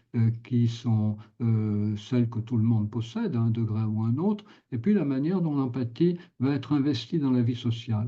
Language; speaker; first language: French; native; French